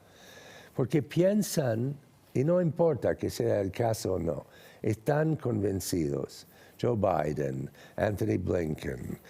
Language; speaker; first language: Spanish; non-native, fluent; English